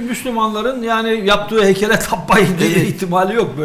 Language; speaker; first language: Turkish; native; Turkish